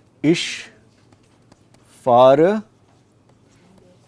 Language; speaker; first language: German; non-native, fluent; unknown